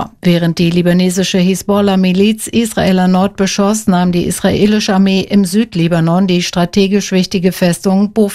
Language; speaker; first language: German; native; German